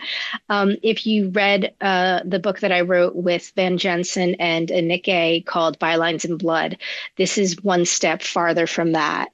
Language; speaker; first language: English; native; English